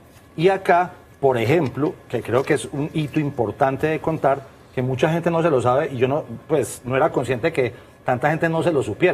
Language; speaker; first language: Spanish; native; Spanish